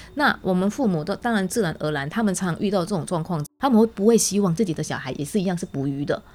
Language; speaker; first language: Chinese; native; Chinese